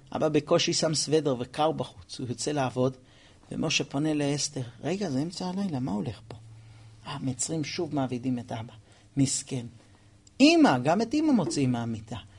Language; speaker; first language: Hebrew; non-native, fluent; English